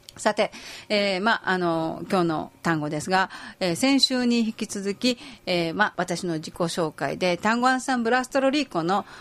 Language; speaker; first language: Japanese; native; Japanese